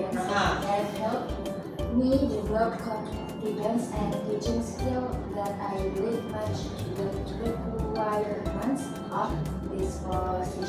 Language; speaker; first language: English; non-native, learner; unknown